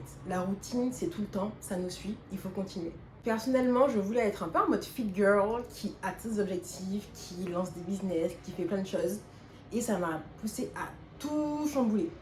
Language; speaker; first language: French; native; French